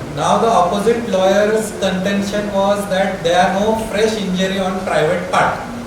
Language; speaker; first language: English; non-native, local second language; Marathi